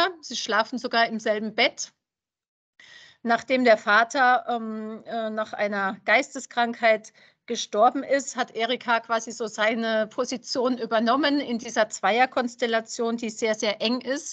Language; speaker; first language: German; non-native, fluent; Italian